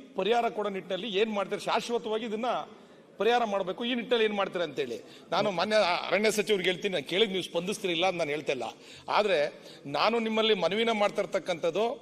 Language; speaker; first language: Kannada; native; Kannada